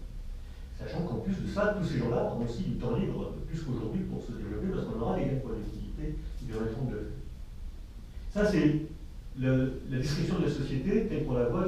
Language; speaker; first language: French; native; French